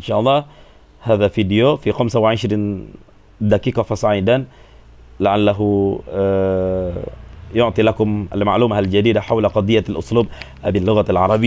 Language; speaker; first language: Arabic; non-native, fluent; Sundanese